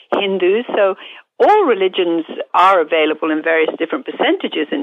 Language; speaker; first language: English; native; English